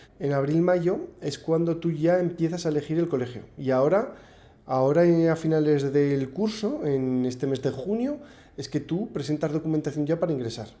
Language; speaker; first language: Spanish; native; Spanish